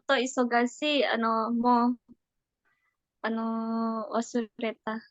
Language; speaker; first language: Japanese; non-native, learner; Indonesian